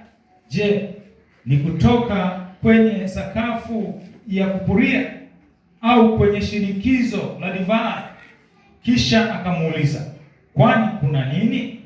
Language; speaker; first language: Swahili; native; Swahili